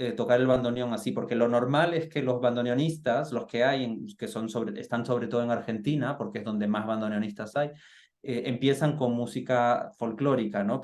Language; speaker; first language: Spanish; native; Spanish